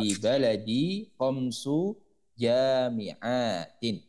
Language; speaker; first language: Arabic; non-native, fluent; Indonesian